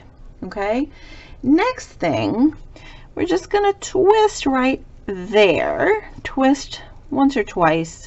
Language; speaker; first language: English; native; English